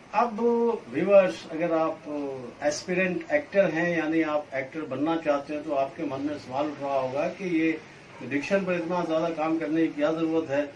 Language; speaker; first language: Hindi; native; Hindi